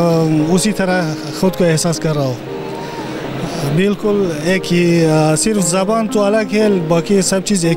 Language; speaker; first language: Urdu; non-native, fluent; Tajik